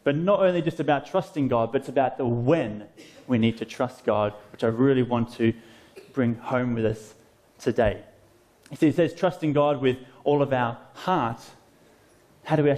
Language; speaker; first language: English; native; English